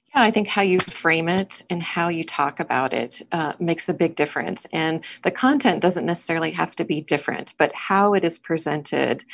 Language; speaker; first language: English; native; English